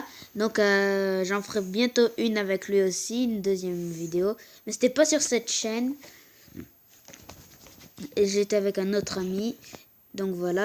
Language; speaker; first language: French; native; French